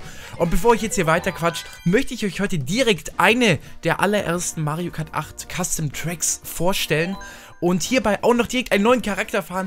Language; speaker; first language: German; native; German